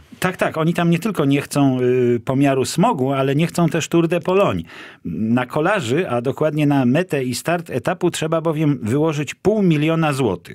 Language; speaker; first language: Polish; native; Polish